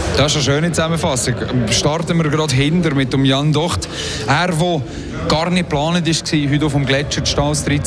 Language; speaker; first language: German; native; German